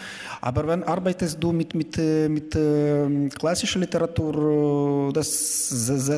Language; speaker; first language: German; non-native, learner; Ukrainian